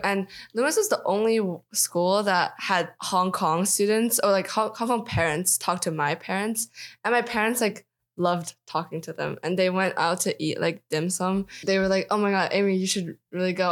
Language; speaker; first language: English; non-native, local second language; Cantonese